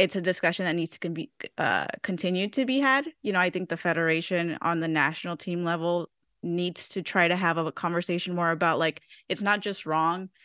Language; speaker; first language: English; early bilingual, other home language; Spanish